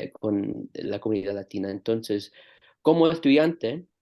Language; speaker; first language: Spanish; non-native, fluent; English